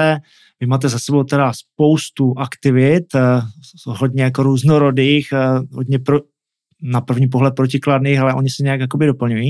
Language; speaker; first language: Czech; native; Czech